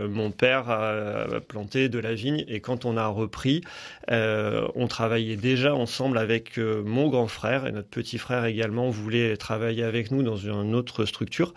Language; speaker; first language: French; native; French